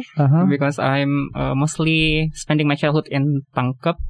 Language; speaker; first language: English; non-native, fluent; Indonesian